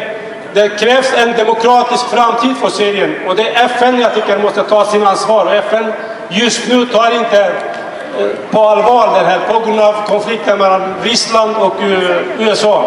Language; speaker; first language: Swedish; non-native, fluent; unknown